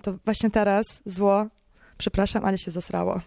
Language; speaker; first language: Polish; non-native, learner; Ukrainian